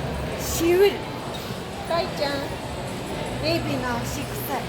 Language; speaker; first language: Japanese; non-native, learner; Mongolian